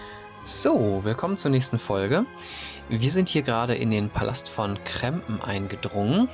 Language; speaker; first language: German; native; German